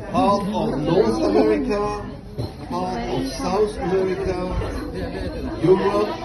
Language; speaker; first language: English; non-native, fluent; French